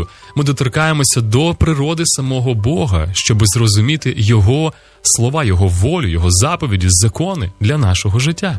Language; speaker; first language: Ukrainian; native; Ukrainian